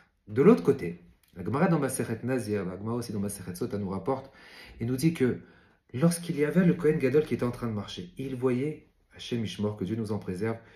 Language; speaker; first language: French; native; French